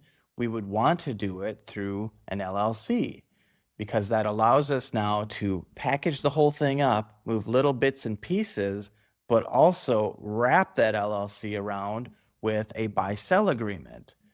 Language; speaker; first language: English; native; English